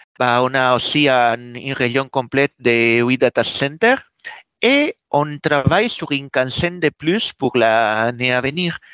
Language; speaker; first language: French; non-native, fluent; Spanish